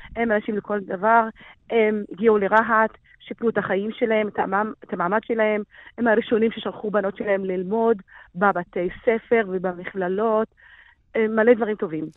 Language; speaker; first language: Hebrew; non-native, local second language; Arabic